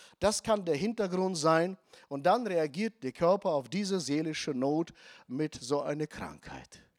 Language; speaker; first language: German; non-native, fluent; Russian